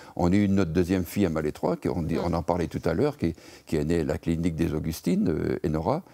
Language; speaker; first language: French; native; French